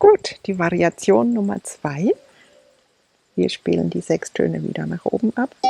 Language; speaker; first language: German; native; German